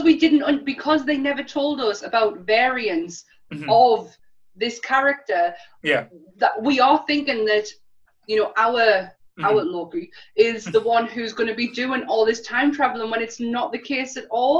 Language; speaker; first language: English; native; English